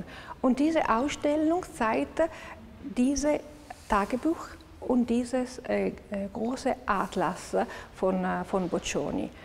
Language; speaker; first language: German; non-native, local second language; Italian